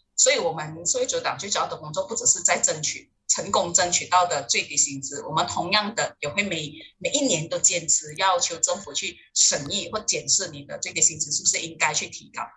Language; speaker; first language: Chinese; native; Chinese